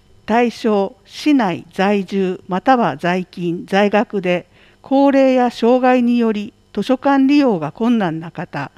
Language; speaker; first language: Japanese; native; Japanese